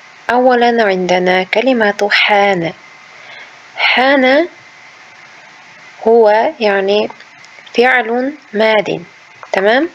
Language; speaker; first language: Arabic; non-native, fluent; Uzbek